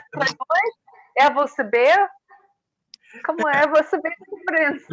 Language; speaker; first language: Portuguese; non-native, learner; English